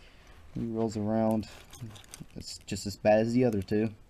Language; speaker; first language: English; native; English